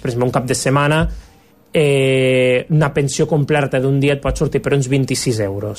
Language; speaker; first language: Catalan; native; Catalan